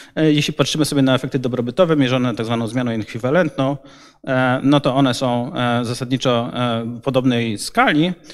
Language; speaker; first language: Polish; native; Polish